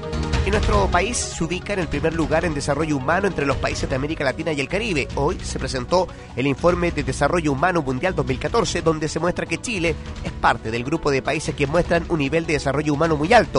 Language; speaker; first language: Spanish; native; Spanish